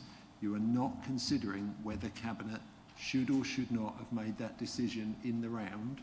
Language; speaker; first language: English; native; English